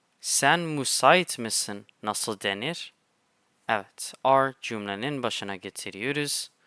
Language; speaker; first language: Turkish; non-native, fluent; English